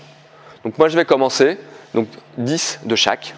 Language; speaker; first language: French; native; French